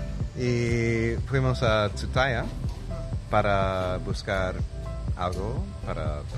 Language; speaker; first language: Spanish; non-native, learner; English